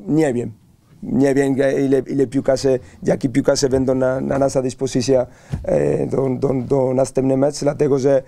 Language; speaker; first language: Polish; non-native, learner; Spanish